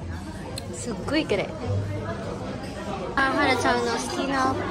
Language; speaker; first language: Japanese; non-native, learner; Filipino